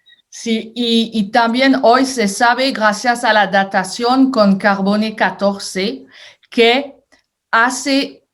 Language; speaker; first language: Spanish; non-native, fluent; French